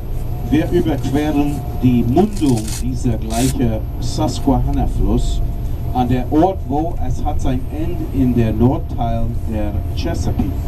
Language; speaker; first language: German; non-native, learner; English